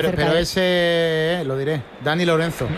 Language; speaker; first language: Spanish; native; Spanish